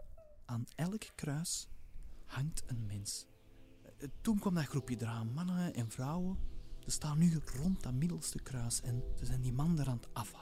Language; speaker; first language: Dutch; native; Dutch